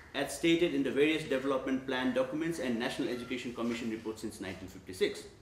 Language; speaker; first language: English; non-native, local second language; Nepali